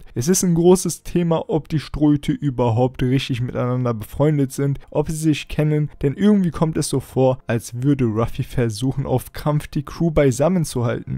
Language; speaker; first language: German; native; German